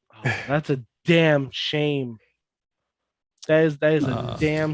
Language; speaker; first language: English; native; English